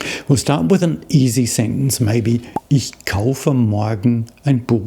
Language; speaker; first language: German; non-native, fluent; English